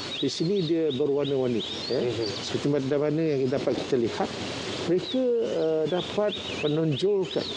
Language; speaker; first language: Malay; non-native, local second language; Chinese